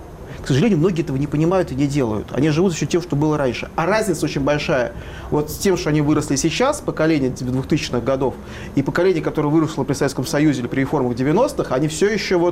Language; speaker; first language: Russian; native; Russian